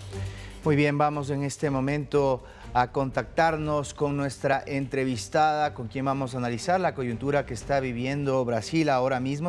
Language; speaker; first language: Spanish; native; Spanish